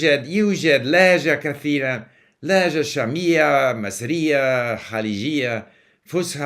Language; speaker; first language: Arabic; non-native, learner; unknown